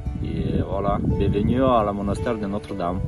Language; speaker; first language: French; non-native, fluent; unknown